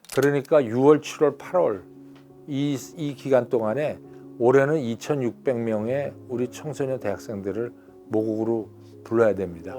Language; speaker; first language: Korean; native; Korean